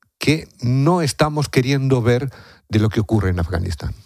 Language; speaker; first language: Spanish; native; Spanish